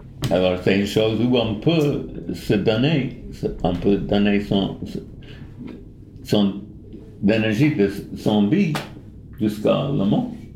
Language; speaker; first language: French; non-native, fluent; English